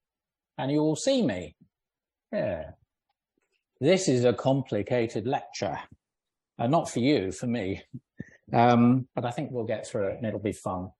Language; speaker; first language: English; native; English